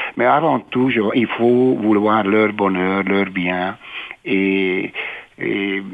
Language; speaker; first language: French; non-native, fluent; Hungarian